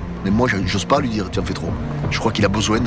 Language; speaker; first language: French; native; French